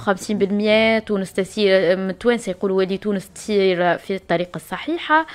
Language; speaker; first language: Arabic; native; Arabic